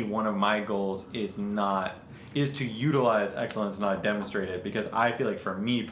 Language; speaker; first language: English; native; English